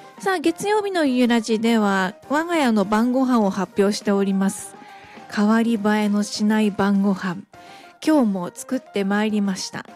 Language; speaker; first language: Japanese; native; Japanese